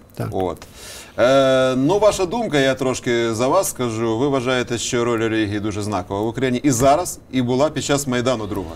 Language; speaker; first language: Ukrainian; native; Ukrainian